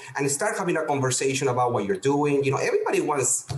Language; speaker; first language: English; non-native, fluent; Spanish